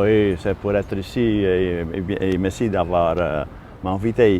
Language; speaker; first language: French; non-native, fluent; Dutch